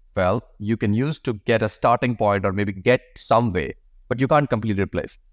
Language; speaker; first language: English; non-native, local second language; Hindi